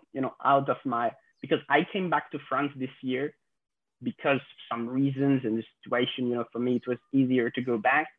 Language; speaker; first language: English; non-native, fluent; French